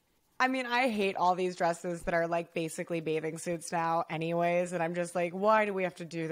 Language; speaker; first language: English; native; English